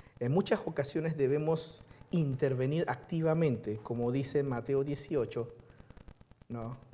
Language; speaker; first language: Spanish; early bilingual, other home language; Chinese